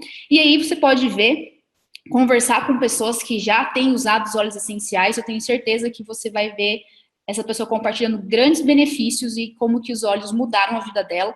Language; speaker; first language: Portuguese; native; Portuguese